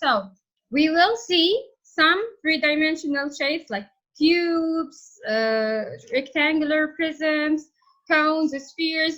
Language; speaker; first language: English; non-native, fluent; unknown